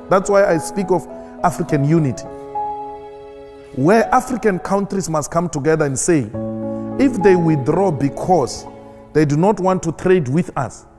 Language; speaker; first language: English; non-native, local second language; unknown